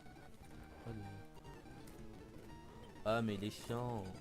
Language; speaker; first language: French; native; French